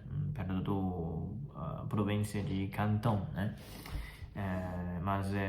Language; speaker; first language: Portuguese; non-native, fluent; Chinese